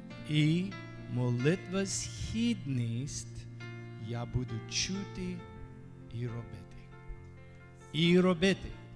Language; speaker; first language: Ukrainian; non-native, learner; English